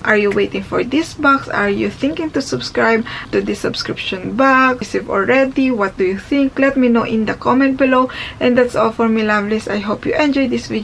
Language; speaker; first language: English; non-native, fluent; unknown